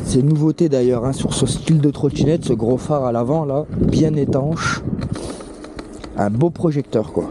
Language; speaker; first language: French; native; French